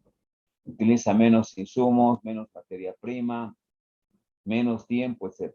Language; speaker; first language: Spanish; native; Spanish